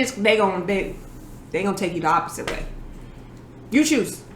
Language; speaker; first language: English; native; English